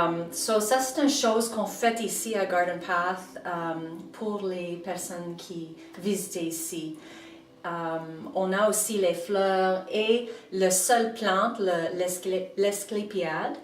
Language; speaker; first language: French; non-native, local second language; English